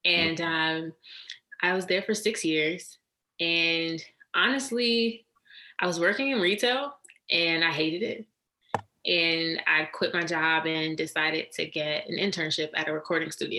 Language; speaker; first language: English; native; English